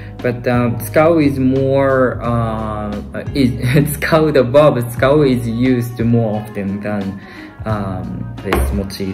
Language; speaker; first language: English; non-native, fluent; Japanese